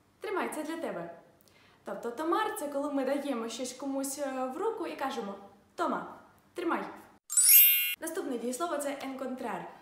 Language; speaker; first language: Ukrainian; native; Ukrainian